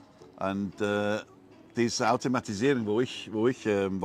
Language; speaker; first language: German; non-native, learner; English